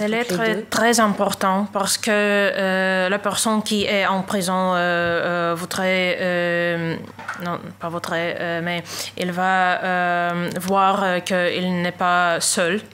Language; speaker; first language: French; non-native, learner; Russian